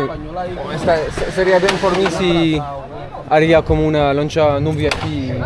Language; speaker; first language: Spanish; non-native, learner; French